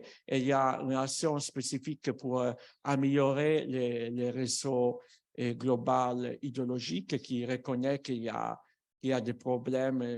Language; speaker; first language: French; non-native, fluent; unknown